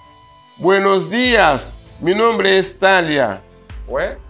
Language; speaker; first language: Spanish; non-native, fluent; Haitian Creole